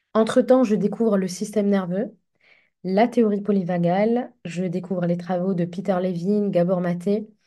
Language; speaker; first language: French; non-native, local second language; Arabic